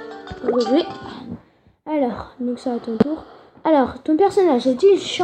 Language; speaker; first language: French; native; French